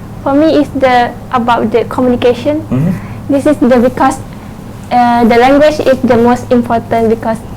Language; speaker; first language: English; non-native, learner; Thai